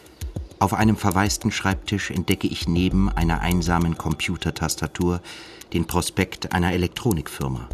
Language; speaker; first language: German; native; German